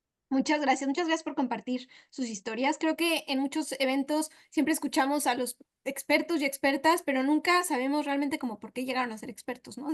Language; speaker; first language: Spanish; native; Spanish